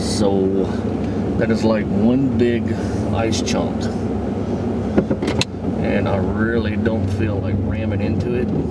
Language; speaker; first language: English; native; English